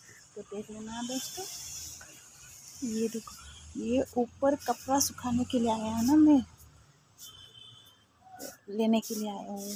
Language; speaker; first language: Hindi; non-native, local second language; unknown